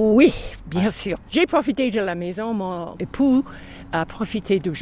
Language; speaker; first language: French; non-native, fluent; English